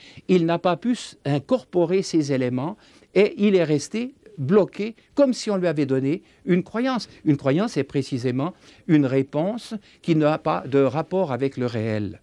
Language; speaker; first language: French; native; French